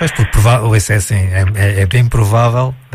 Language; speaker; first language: Portuguese; native; Portuguese